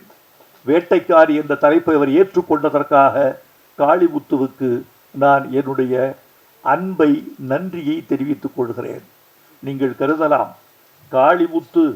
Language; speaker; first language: Tamil; native; Tamil